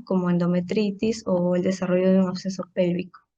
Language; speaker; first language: Spanish; native; Spanish